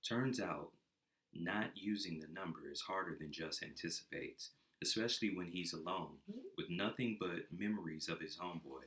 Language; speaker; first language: English; native; English